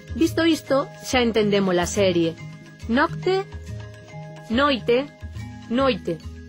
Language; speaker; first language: Galician; native; Galician